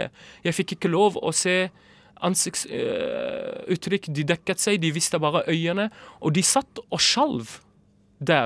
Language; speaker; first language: Norwegian; early bilingual, other home language; Arabic